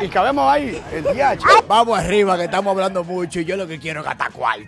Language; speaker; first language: Spanish; native; Spanish